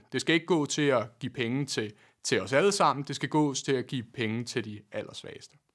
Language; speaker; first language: Danish; native; Danish